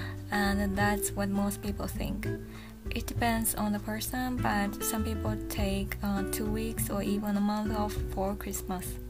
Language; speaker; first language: English; non-native, fluent; Japanese